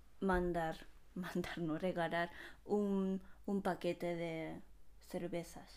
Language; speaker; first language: Spanish; non-native, fluent; Japanese